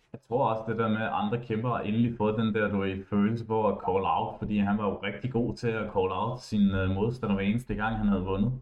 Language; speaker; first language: Danish; native; Danish